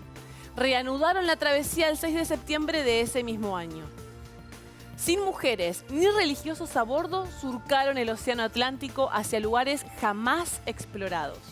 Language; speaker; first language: Spanish; native; Spanish